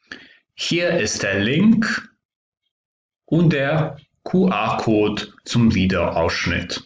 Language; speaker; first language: German; non-native, fluent; Croatian